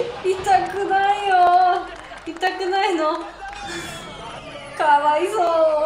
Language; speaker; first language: Japanese; non-native, learner; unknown